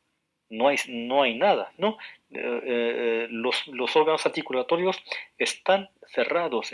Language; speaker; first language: Spanish; non-native, fluent; Arabic